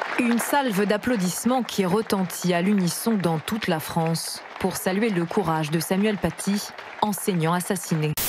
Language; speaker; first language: French; native; French